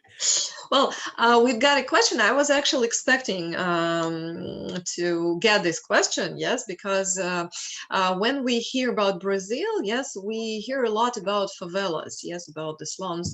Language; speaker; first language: English; non-native, fluent; Russian